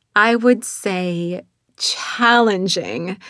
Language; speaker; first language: English; native; English